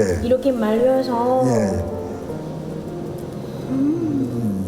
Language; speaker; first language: Korean; non-native, fluent; French